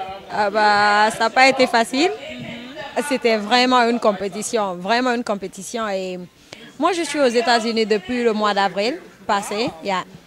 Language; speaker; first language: French; non-native, local second language; Fula